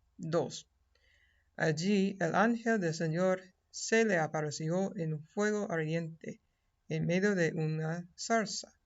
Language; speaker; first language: Spanish; non-native, fluent; English